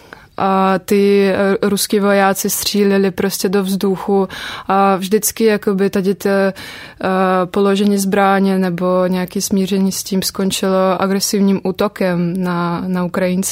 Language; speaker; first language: Czech; non-native, fluent; Russian